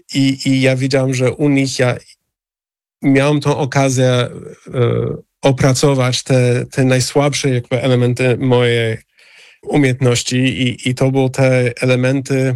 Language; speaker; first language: Polish; non-native, fluent; English